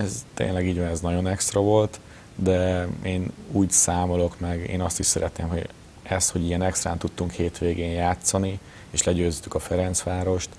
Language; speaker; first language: Hungarian; native; Hungarian